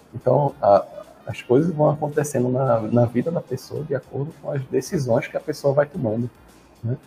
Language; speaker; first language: Portuguese; native; Portuguese